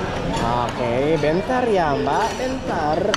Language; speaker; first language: Indonesian; non-native, learner; English